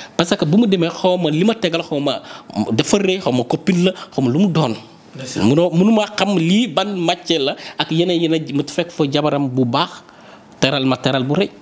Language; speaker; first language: Wolof; non-native, local second language; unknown